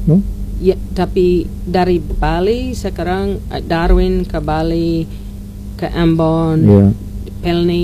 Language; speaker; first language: Indonesian; non-native, learner; English